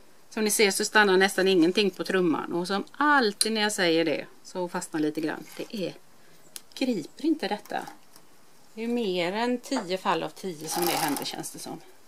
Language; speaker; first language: Swedish; native; Swedish